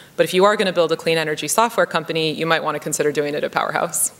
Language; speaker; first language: English; native; English